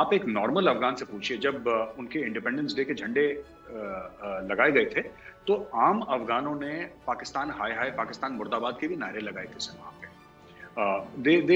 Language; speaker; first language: Hindi; native; Hindi